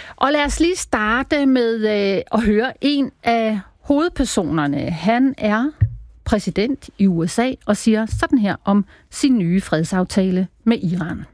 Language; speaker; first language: Danish; native; Danish